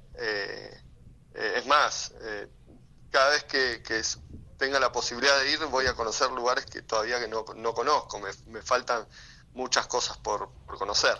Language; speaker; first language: Spanish; native; Spanish